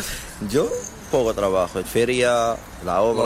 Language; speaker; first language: Spanish; non-native, learner; Arabic